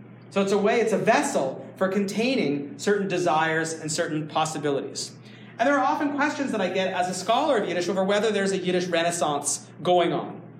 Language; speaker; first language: English; native; English